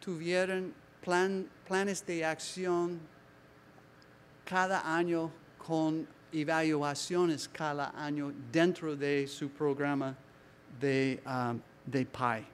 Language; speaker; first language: Spanish; non-native, learner; English